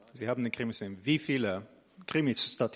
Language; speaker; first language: German; non-native, fluent; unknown